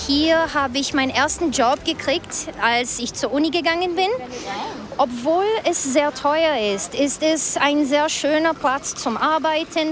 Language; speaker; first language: German; early bilingual, heritage; Portuguese